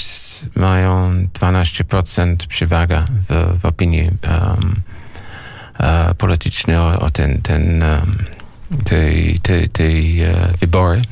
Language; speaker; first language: Polish; non-native, learner; English